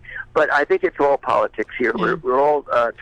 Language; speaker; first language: English; native; English